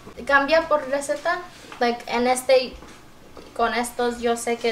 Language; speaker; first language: Spanish; early bilingual, heritage; Spanish